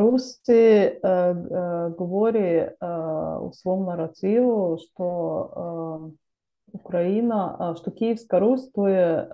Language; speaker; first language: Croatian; non-native, learner; Ukrainian